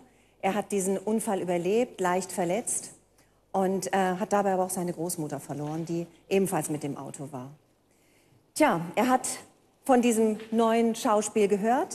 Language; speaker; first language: German; native; German